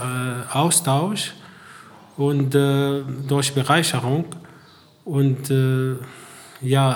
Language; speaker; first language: German; non-native, fluent; Arabic